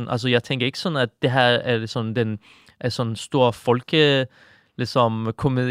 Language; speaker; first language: Danish; non-native, fluent; Persian